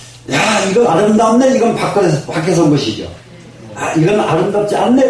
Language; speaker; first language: Korean; native; Korean